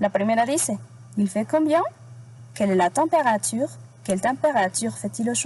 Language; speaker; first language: French; non-native, fluent; Spanish